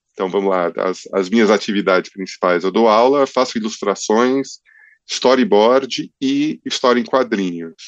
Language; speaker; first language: Portuguese; early bilingual, other home language; English